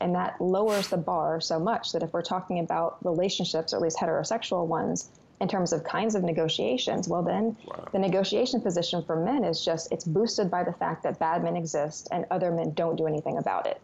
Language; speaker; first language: English; native; English